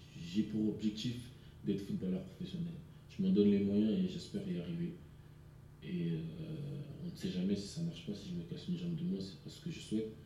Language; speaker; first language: French; early bilingual, other home language; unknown